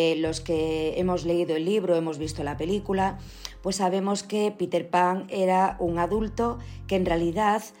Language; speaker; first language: Spanish; native; Spanish